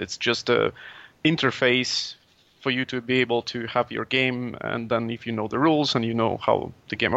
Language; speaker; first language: English; non-native, fluent; Latvian